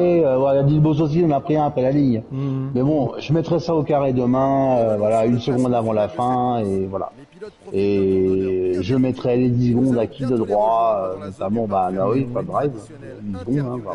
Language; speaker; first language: French; native; French